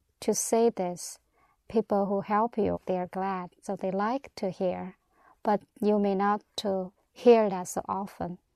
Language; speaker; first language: English; non-native, learner; Chinese